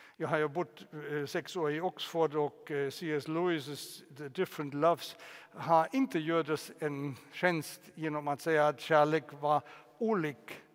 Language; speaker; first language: Swedish; non-native, fluent; German